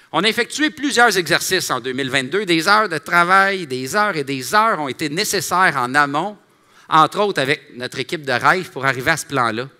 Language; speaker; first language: French; native; French